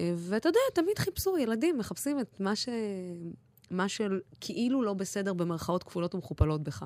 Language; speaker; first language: Hebrew; non-native, local second language; Arabic